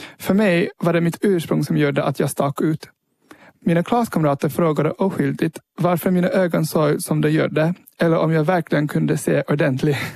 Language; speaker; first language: Swedish; early bilingual, heritage; Swedish